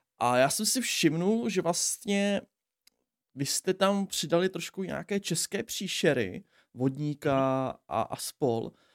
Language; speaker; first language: Czech; native; Czech